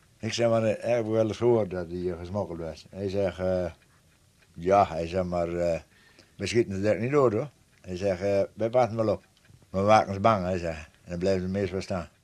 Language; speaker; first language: Dutch; native; Dutch